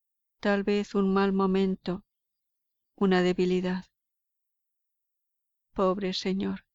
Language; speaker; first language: Spanish; native; Spanish